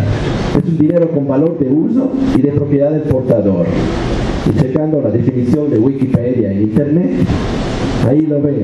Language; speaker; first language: Spanish; non-native, fluent; Italian